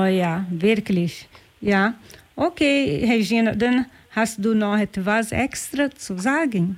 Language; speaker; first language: German; non-native, fluent; Portuguese